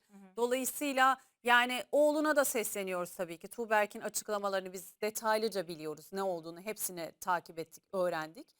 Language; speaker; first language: Turkish; native; Turkish